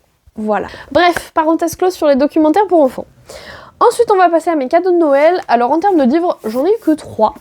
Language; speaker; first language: French; native; French